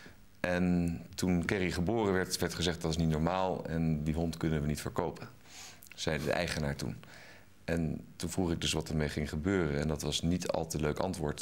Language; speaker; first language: Dutch; native; Dutch